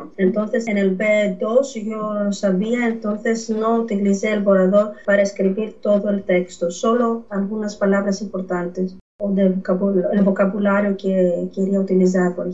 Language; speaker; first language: Spanish; non-native, fluent; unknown